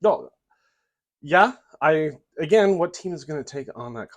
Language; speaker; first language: English; native; English